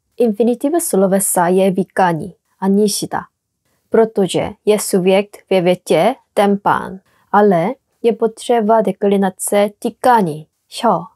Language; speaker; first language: Czech; non-native, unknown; Korean